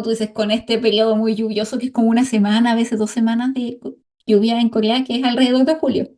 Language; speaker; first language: Spanish; native; Spanish